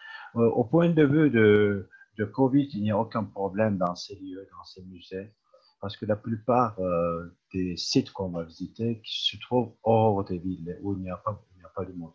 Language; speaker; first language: French; non-native, fluent; Turkish